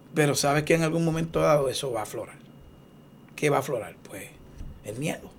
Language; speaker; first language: Spanish; native; Spanish